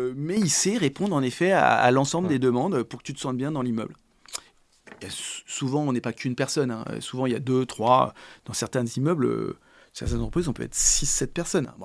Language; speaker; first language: French; native; French